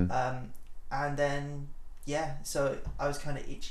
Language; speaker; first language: English; native; English